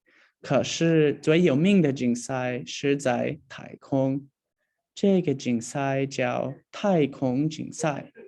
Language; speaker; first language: Chinese; non-native, learner; English